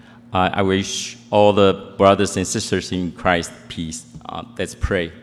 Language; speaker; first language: English; non-native, fluent; Min Nan Chinese